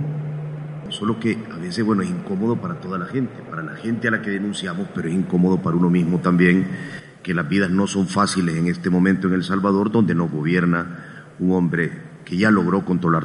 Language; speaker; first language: Spanish; native; Spanish